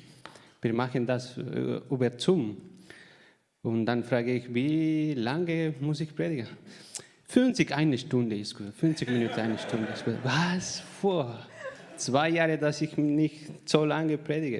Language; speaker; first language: German; non-native, learner; Spanish